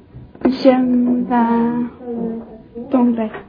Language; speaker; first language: French; non-native, learner; English